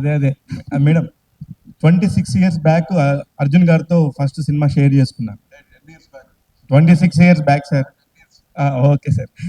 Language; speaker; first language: Telugu; native; Telugu